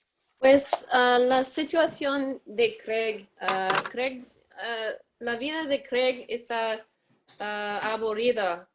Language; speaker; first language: Spanish; non-native, learner; English